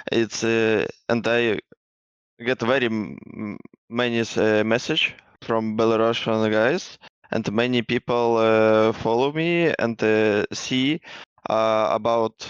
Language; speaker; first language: English; non-native, learner; Russian